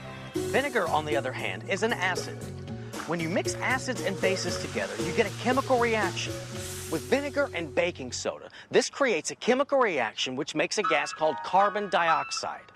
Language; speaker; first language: English; native; English